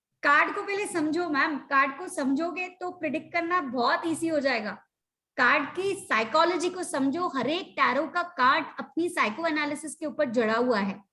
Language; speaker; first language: Hindi; native; Hindi